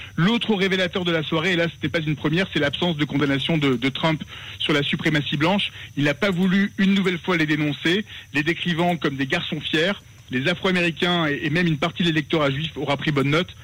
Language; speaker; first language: French; native; French